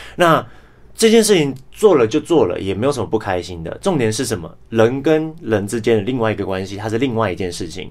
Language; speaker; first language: Chinese; non-native, local second language; English